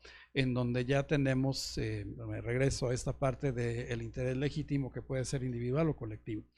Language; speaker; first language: Spanish; native; Spanish